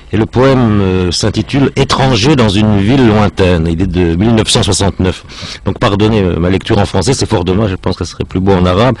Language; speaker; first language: French; native; French